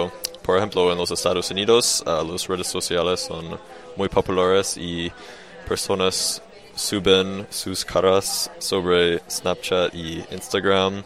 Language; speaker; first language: Spanish; non-native, learner; English